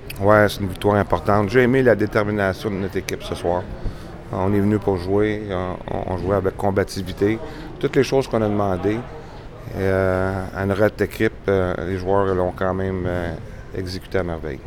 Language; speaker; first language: French; native; French